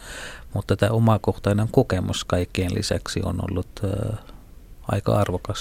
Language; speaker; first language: Finnish; non-native, fluent; Tamil